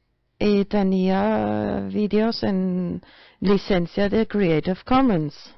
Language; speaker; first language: Spanish; non-native, fluent; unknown